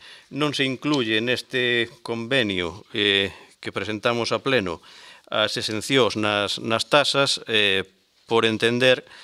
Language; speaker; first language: Galician; native; Galician